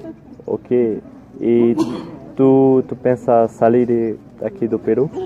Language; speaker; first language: Spanish; non-native, learner; Portuguese